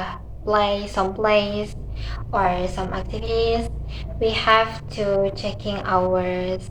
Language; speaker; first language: English; non-native, learner; Indonesian